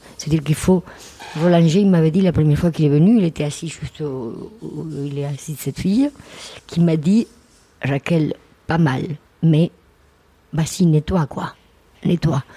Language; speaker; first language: French; non-native, fluent; Spanish